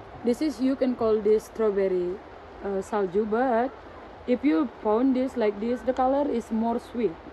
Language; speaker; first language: English; non-native, learner; Indonesian